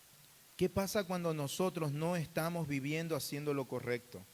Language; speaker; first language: Spanish; native; Spanish